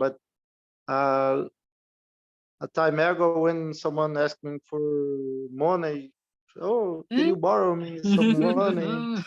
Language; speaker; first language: English; non-native, learner; Portuguese